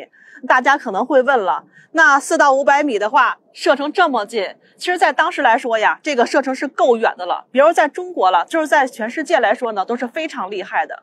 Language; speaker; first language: Chinese; native; Chinese